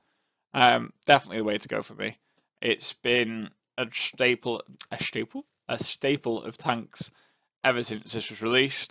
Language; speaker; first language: English; native; English